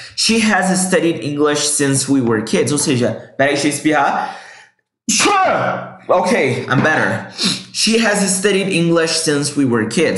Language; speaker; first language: English; non-native, fluent; Portuguese